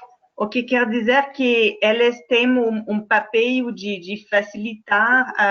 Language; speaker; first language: Portuguese; non-native, fluent; French